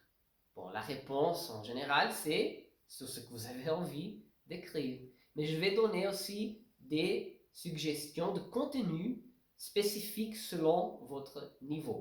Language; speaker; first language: French; non-native, fluent; Portuguese